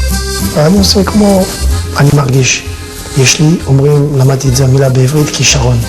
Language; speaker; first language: Hebrew; non-native, learner; French